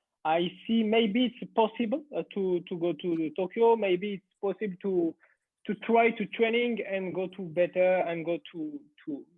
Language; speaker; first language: English; non-native, learner; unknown